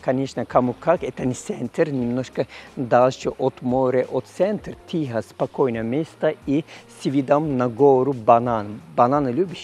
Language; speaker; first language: Russian; non-native, learner; Turkish